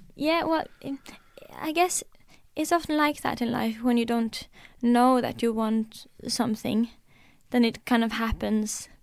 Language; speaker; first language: English; non-native, fluent; Norwegian